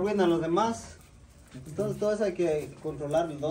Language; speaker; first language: Spanish; native; Spanish